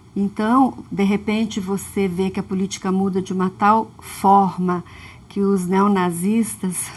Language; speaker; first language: Portuguese; early bilingual, other home language; Russian